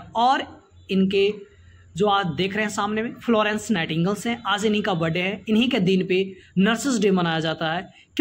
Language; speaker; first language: Hindi; native; Hindi